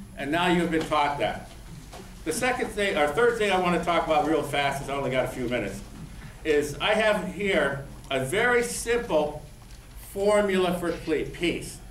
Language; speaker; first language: English; native; English